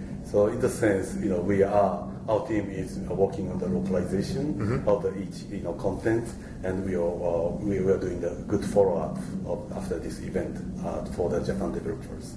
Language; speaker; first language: English; non-native, fluent; Japanese